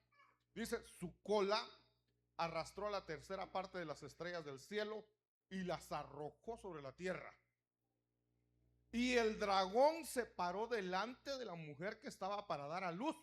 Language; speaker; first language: Spanish; native; Spanish